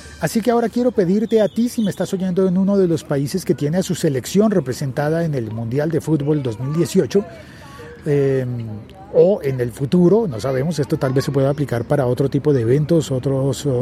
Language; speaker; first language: Spanish; native; Spanish